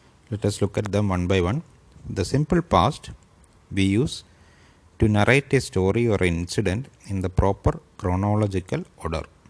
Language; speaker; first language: English; non-native, local second language; Malayalam